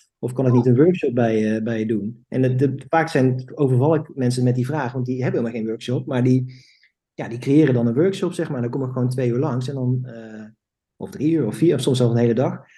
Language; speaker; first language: Dutch; native; Dutch